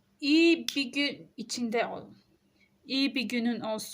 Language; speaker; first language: Turkish; non-native, fluent; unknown